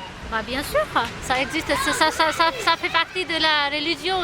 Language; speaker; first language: French; non-native, fluent; Nepali